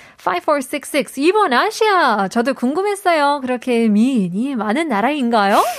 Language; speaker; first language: Korean; native; Korean